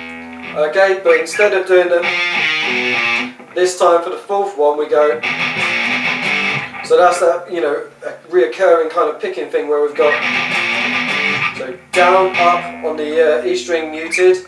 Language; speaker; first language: English; native; English